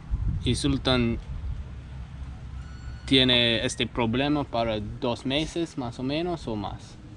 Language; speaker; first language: Spanish; non-native, learner; English